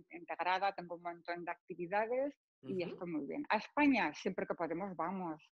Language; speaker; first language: Spanish; native; Spanish